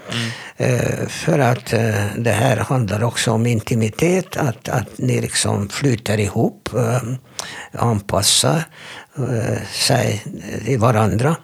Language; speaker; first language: Swedish; non-native, fluent; Hebrew